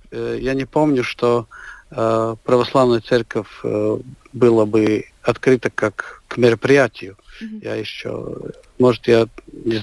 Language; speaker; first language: Russian; non-native, local second language; Latvian